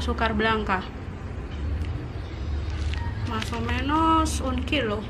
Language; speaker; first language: Spanish; non-native, learner; Indonesian